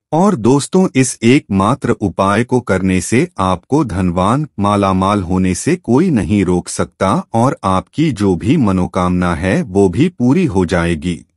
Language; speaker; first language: Hindi; native; Hindi